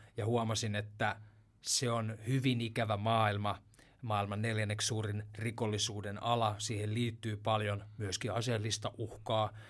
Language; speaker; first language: Finnish; native; Finnish